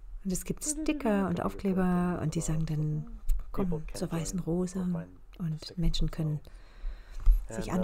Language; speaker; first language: German; native; German